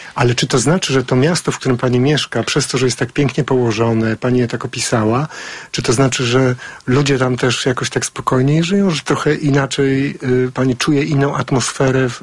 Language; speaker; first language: Polish; native; Polish